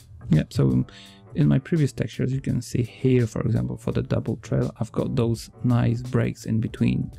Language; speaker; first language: English; non-native, fluent; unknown